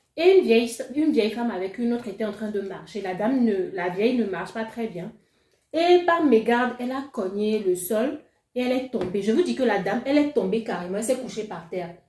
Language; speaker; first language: French; non-native, local second language; Ewe